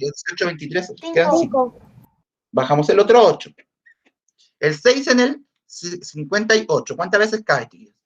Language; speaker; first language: Spanish; native; Spanish